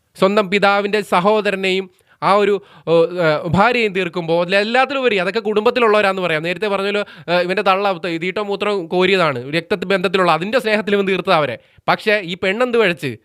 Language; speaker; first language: Malayalam; native; Malayalam